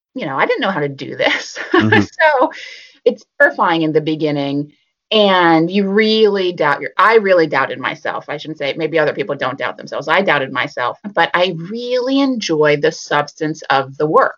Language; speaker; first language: English; native; English